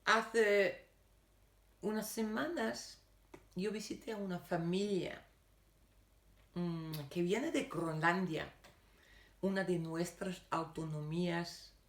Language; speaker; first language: Spanish; non-native, fluent; Danish